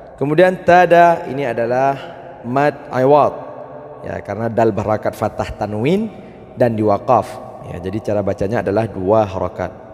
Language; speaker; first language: Malay; native; Malay